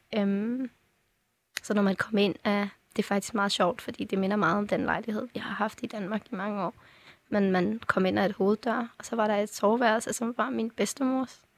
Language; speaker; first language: Danish; early bilingual, other home language; Persian